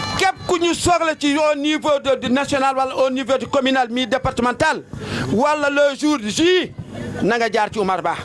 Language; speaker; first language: Wolof; non-native, local second language; Fula